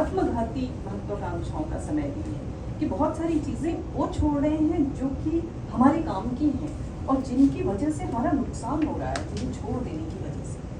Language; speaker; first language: Hindi; native; Hindi